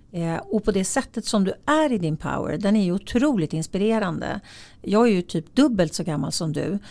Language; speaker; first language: Swedish; native; Swedish